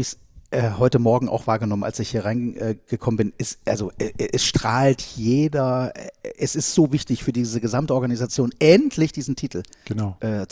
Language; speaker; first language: German; native; German